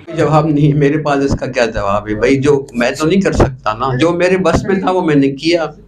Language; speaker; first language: Urdu; non-native, local second language; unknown